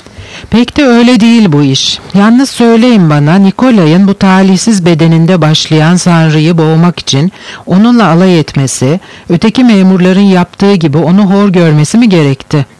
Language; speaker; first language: Turkish; native; Turkish